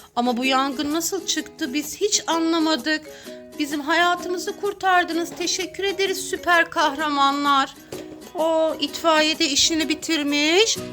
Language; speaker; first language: Turkish; native; Turkish